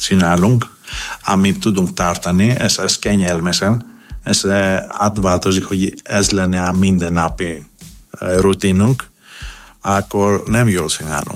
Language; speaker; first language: Hungarian; non-native, learner; Greek